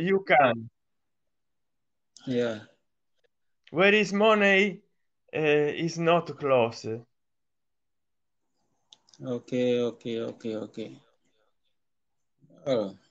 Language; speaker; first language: English; non-native, learner; Italian